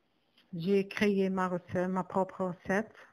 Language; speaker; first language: French; non-native, local second language; Arabic